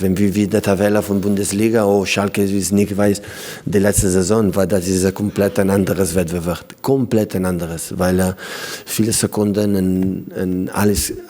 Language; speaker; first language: German; non-native, learner; Catalan